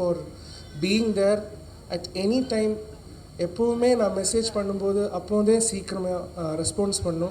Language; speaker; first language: Tamil; non-native, learner; Malayalam